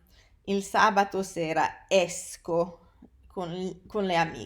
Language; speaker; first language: Italian; non-native, fluent; English